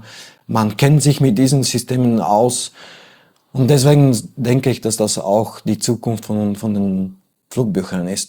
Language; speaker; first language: German; non-native, fluent; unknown